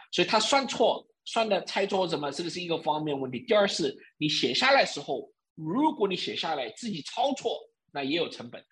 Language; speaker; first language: Chinese; early bilingual, heritage; Chinese